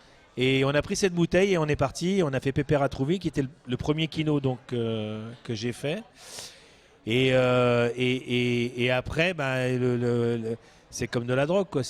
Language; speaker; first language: French; native; French